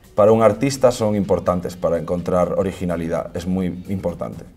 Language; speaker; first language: Spanish; native; Spanish